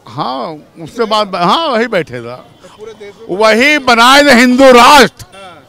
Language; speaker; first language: Hindi; native; Hindi